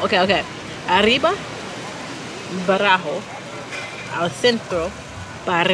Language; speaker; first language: Spanish; non-native, learner; English